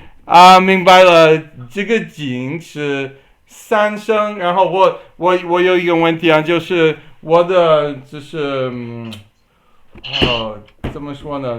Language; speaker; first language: Chinese; non-native, learner; English